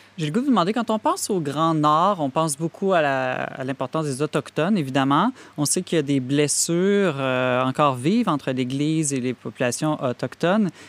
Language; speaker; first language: French; native; French